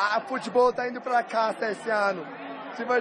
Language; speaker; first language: Portuguese; non-native, fluent; English